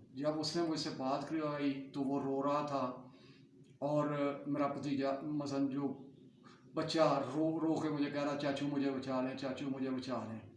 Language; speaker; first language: Urdu; non-native, local second language; Punjabi